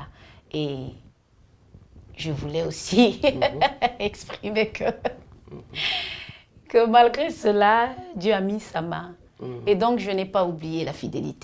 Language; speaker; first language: French; non-native, local second language; Lingala